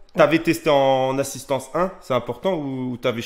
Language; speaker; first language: French; native; French